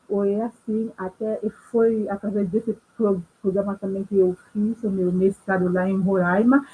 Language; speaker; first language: Portuguese; non-native, local second language; Haitian Creole